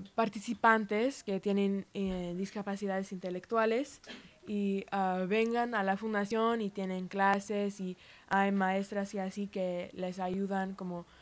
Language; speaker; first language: Spanish; early bilingual, heritage; Spanish